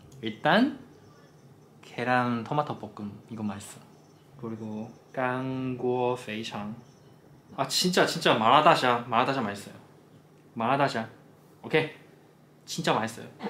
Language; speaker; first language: Korean; non-native, fluent; Chinese